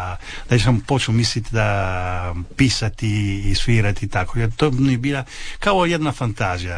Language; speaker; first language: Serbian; early bilingual, heritage; Italian